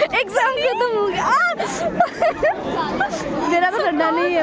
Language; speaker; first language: Hindi; non-native, local second language; Assamese